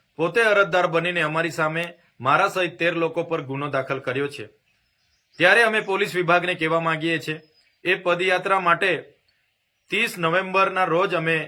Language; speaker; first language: Gujarati; non-native, local second language; Vasavi